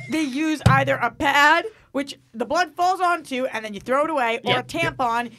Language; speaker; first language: English; native; English